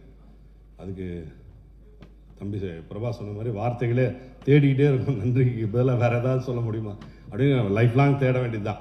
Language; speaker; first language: Tamil; native; Tamil